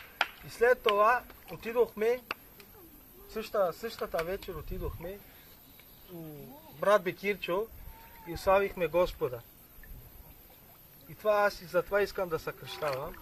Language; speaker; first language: Bulgarian; non-native, local second language; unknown